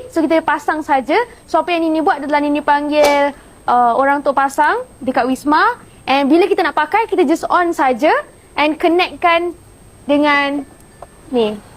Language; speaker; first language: Malay; native; Malay